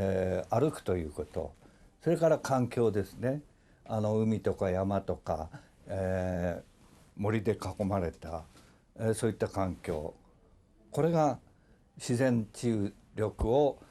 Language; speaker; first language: Japanese; native; Japanese